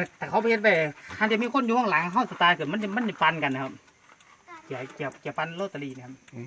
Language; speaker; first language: Thai; non-native, local second language; Northeastern Thai